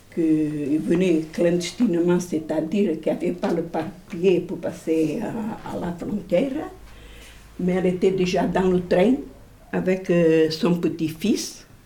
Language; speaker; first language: French; non-native, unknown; Portuguese